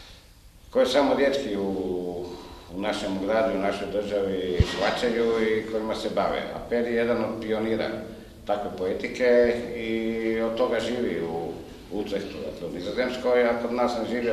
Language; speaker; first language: Croatian; native; Croatian